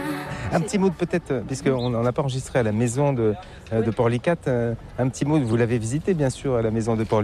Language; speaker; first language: French; native; French